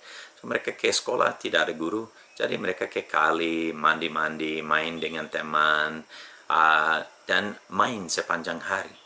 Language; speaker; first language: Indonesian; non-native, fluent; English